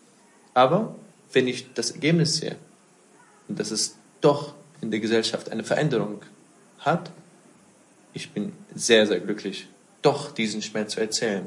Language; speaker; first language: German; non-native, fluent; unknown